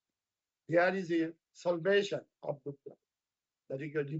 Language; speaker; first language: English; non-native, fluent; Bangla